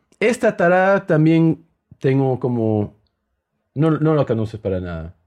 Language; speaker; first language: Spanish; early bilingual, heritage; Spanish